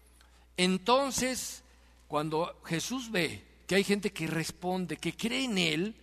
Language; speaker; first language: Spanish; native; Spanish